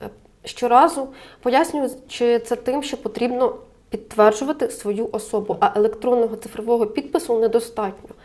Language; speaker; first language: Ukrainian; native; Ukrainian